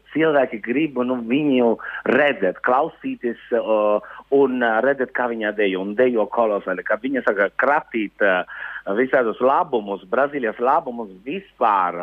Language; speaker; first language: Latvian; non-native, fluent; Italian